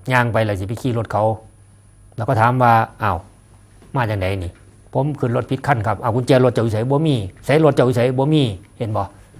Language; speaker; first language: Thai; native; Thai